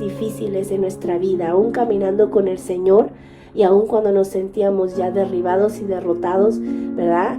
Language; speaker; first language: Spanish; native; Spanish